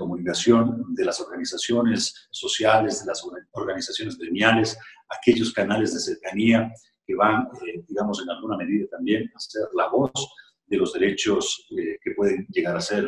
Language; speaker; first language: Spanish; native; Spanish